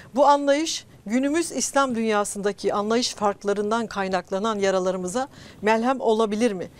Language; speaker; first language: Turkish; native; Turkish